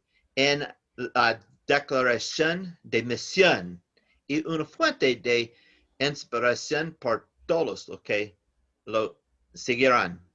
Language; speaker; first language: Spanish; non-native, learner; English